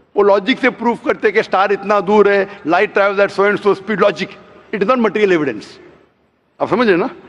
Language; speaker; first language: Hindi; non-native, local second language; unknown